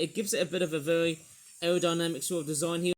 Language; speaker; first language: English; native; English